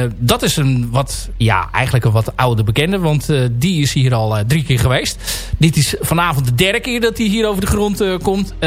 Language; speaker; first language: Dutch; native; Dutch